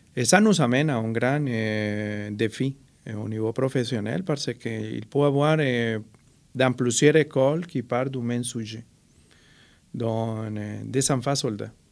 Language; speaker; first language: French; non-native, fluent; Spanish